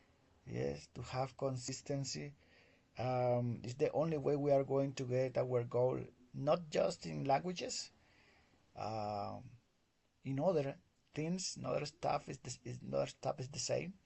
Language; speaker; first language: English; non-native, learner; Spanish